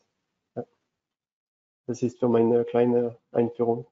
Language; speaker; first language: German; non-native, fluent; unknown